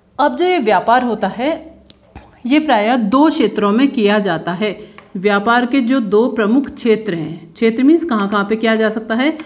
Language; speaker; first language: Hindi; native; Hindi